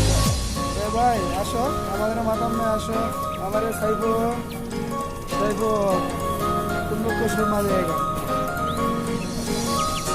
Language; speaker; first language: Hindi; non-native, learner; Bangla